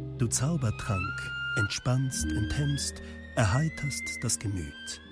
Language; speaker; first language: German; native; German